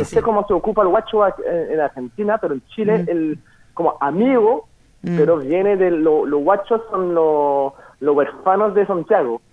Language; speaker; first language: Spanish; non-native, fluent; French